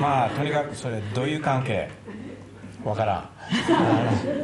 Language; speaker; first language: Japanese; non-native, learner; English